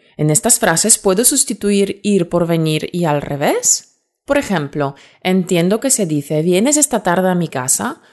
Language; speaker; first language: Spanish; non-native, fluent; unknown